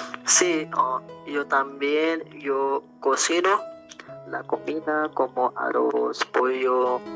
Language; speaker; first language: Spanish; non-native, learner; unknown